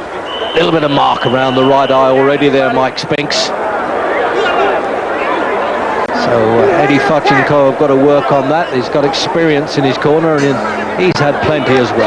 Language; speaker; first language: English; native; English